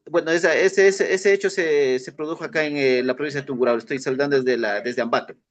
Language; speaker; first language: Spanish; native; Spanish